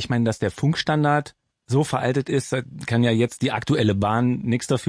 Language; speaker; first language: German; native; German